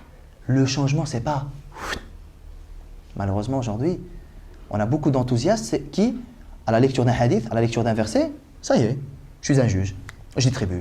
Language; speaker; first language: French; native; French